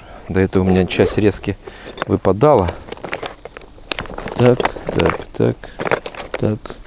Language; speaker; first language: Russian; native; Russian